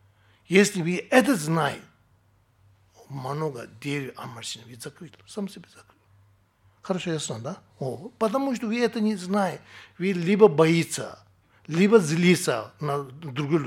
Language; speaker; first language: Russian; non-native, learner; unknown